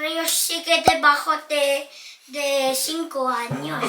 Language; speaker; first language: Spanish; early bilingual, other home language; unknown